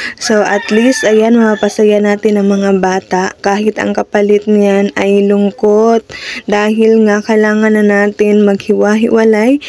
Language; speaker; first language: Filipino; non-native, local second language; Cebuano